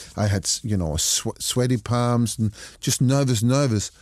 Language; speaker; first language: English; non-native, fluent; Danish